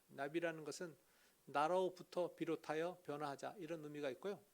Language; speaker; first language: Korean; native; Korean